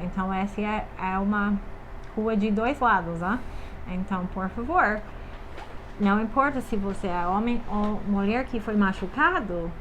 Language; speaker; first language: Portuguese; non-native, fluent; English